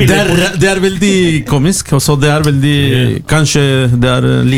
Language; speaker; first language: Norwegian; non-native, fluent; Spanish